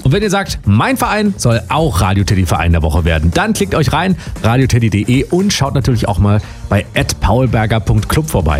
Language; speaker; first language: German; native; German